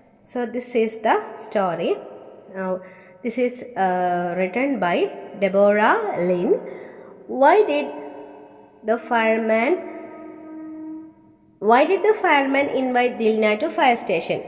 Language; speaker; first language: English; non-native, local second language; Malayalam